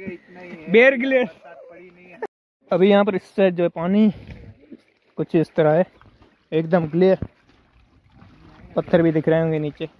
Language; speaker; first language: Hindi; non-native, local second language; Gujarati